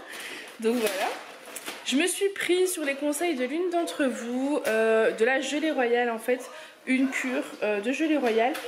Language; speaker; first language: French; native; French